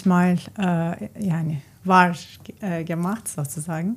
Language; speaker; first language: German; non-native, learner; Turkish